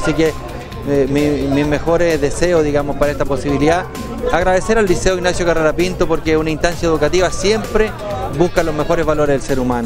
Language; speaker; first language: Spanish; native; Spanish